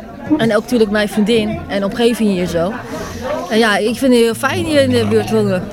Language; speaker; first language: Dutch; non-native, learner; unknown